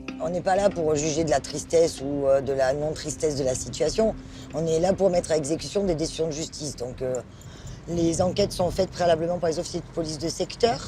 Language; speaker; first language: French; native; French